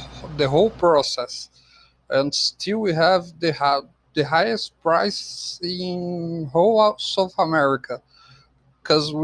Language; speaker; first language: English; non-native, fluent; Portuguese